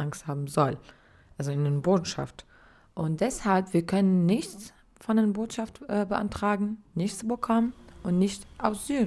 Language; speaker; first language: German; non-native, learner; Arabic